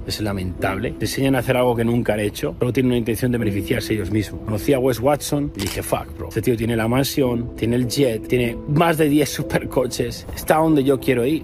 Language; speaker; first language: Spanish; native; Spanish